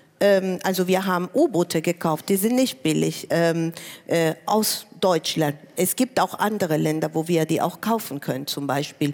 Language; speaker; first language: German; non-native, fluent; Spanish